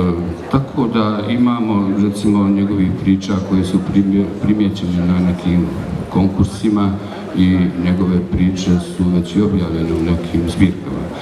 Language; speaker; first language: Bosnian; native; Bosnian